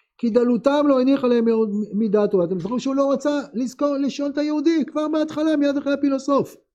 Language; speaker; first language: Hebrew; native; Hebrew